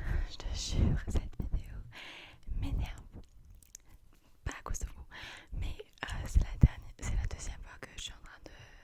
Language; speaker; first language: French; early bilingual, heritage; English